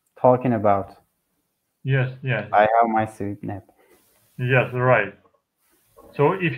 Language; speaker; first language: English; non-native, learner; Turkish